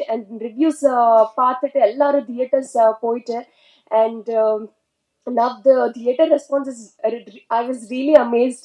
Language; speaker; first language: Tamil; non-native, learner; Telugu